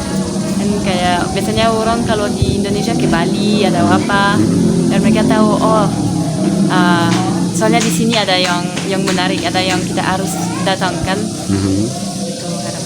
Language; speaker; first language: Indonesian; non-native, fluent; French